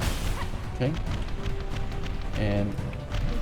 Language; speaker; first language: English; native; English